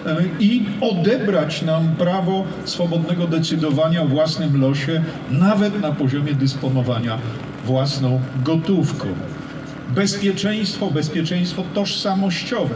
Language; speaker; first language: Polish; native; Polish